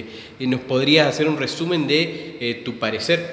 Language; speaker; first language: Spanish; native; Spanish